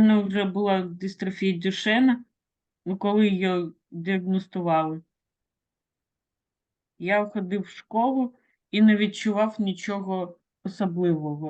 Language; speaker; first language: Ukrainian; non-native, local second language; Russian